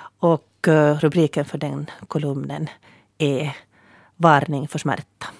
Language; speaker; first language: Swedish; native; Swedish